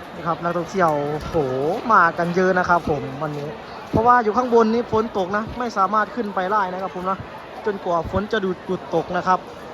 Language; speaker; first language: Thai; native; Thai